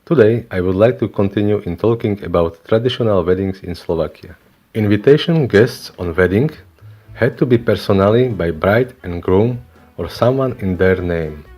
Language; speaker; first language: English; non-native, learner; Slovak